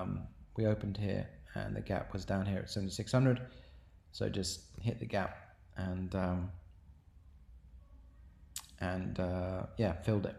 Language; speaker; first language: English; native; English